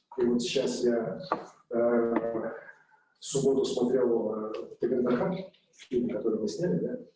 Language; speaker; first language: Russian; native; Russian